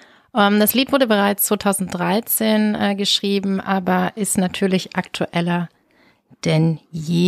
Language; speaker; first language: German; native; German